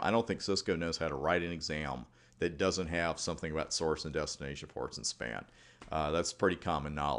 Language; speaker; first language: English; native; English